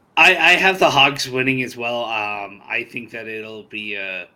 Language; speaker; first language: English; native; English